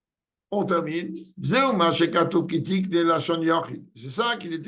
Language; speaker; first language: French; native; French